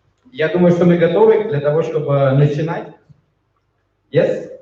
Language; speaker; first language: Russian; native; Russian